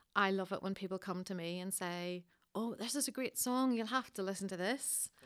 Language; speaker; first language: English; native; English